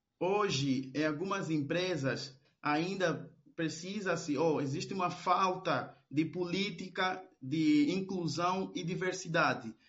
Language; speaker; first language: Portuguese; native; Portuguese